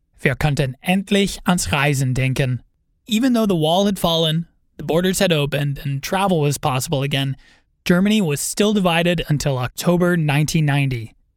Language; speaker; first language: English; native; English